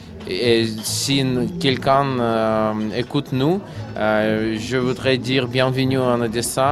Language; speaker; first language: French; non-native, learner; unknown